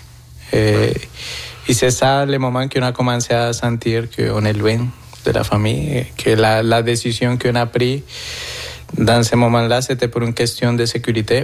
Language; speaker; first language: French; non-native, fluent; Spanish